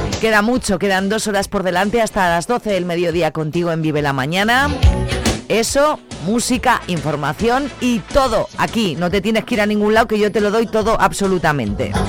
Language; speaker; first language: Spanish; native; Spanish